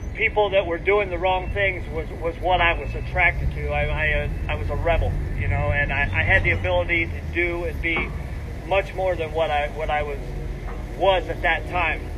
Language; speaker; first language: English; native; English